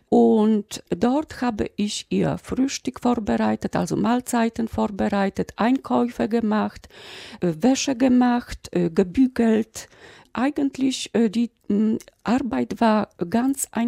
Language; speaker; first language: German; non-native, fluent; Polish